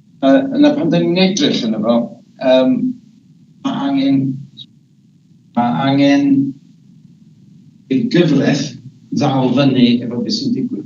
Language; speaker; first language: Welsh; native; Welsh